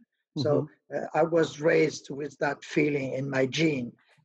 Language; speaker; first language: English; non-native, fluent; French